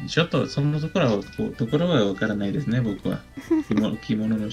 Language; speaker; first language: Japanese; non-native, learner; Spanish